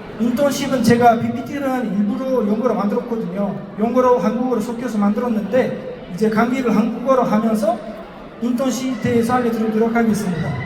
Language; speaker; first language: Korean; non-native, fluent; Uzbek